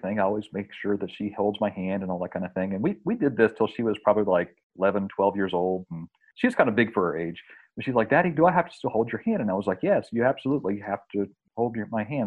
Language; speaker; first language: English; native; English